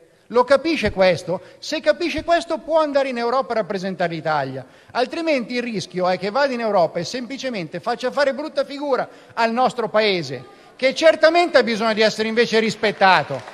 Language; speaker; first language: Italian; native; Italian